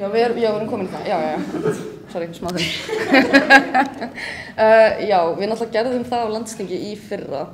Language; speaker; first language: Icelandic; native; Icelandic